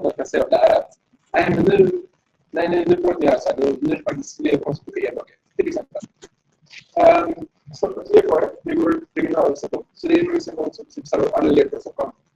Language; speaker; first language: Swedish; native; Swedish